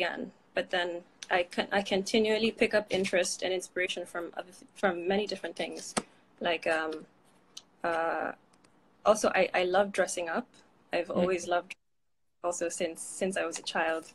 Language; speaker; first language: English; non-native, local second language; Fula